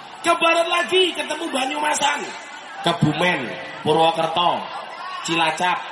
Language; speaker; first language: Indonesian; non-native, local second language; Javanese